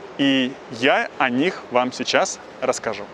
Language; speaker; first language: Russian; native; Russian